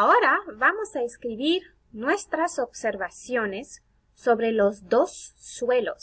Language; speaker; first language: Spanish; non-native, fluent; English